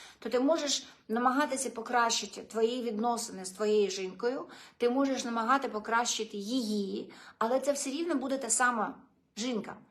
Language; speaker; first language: Ukrainian; non-native, local second language; Russian